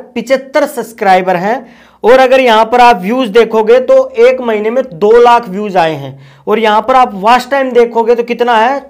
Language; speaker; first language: Hindi; native; Hindi